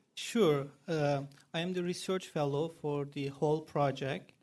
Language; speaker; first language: English; non-native, fluent; Turkish